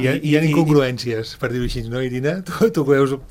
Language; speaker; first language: Catalan; native; Catalan